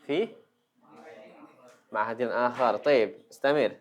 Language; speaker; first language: Arabic; non-native, fluent; Indonesian